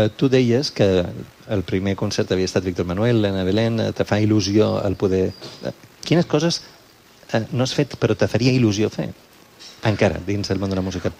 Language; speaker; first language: Catalan; native; Catalan